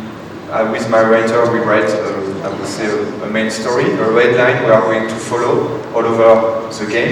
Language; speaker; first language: English; non-native, fluent; French